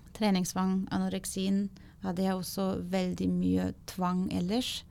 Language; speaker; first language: Norwegian; non-native, fluent; German